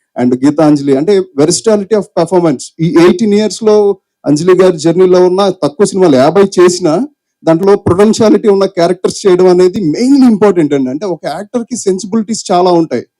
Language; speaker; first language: Telugu; native; Telugu